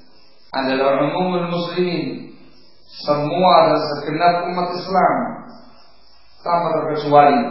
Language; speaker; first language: Indonesian; native; Indonesian